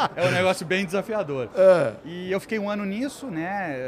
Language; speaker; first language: Portuguese; native; Portuguese